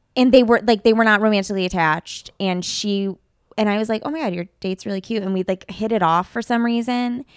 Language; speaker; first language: English; native; English